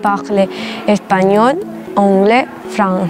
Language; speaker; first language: French; non-native, learner; Spanish